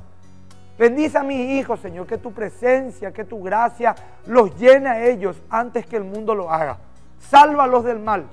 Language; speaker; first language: Spanish; native; Spanish